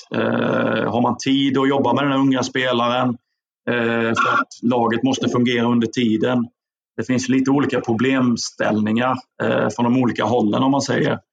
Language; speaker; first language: Swedish; native; Swedish